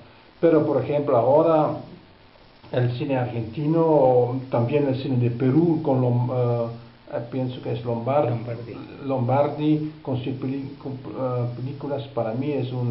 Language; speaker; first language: Spanish; non-native, fluent; Dutch